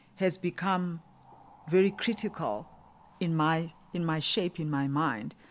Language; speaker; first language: English; non-native, local second language; Xhosa